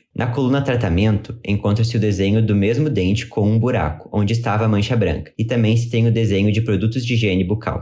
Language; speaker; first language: Portuguese; native; Portuguese